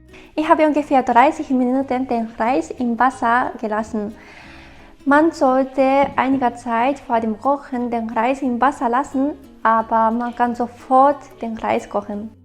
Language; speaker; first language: German; non-native, fluent; Japanese